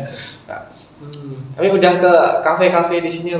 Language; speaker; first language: Indonesian; native; Indonesian